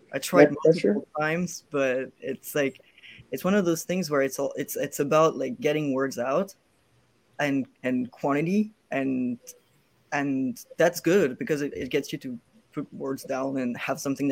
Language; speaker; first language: English; non-native, fluent; French